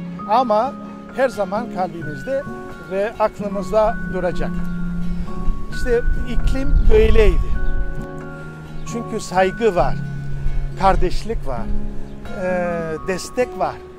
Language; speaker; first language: Turkish; non-native, local second language; Greek